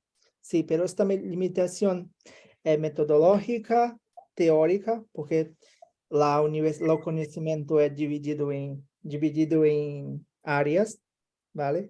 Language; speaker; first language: Spanish; non-native, learner; Portuguese